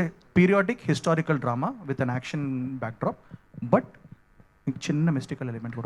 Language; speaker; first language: Telugu; native; Telugu